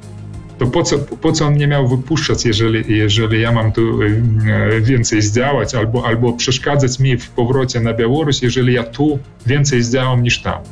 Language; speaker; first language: Polish; early bilingual, heritage; Polish